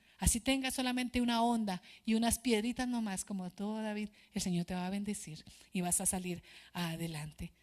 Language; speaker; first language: Spanish; native; Spanish